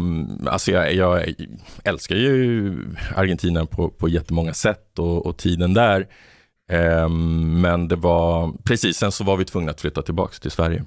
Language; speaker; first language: Swedish; native; Swedish